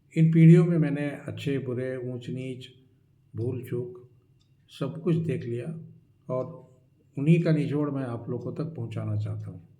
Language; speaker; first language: Hindi; non-native, local second language; Marathi